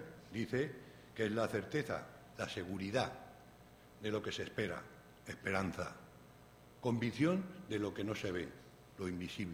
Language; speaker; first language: Spanish; native; Spanish